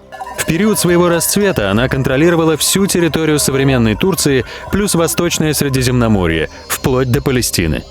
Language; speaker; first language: Russian; native; Russian